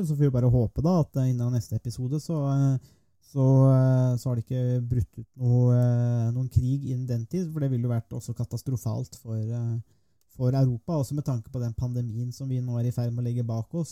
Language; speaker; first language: Norwegian; native; Norwegian